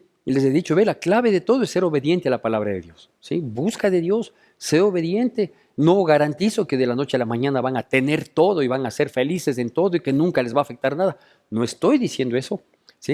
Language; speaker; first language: Spanish; native; Spanish